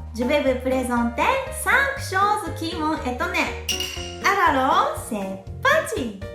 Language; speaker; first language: French; non-native, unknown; Japanese